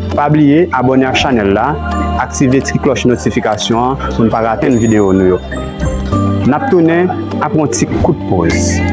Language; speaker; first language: French; non-native, local second language; Haitian Creole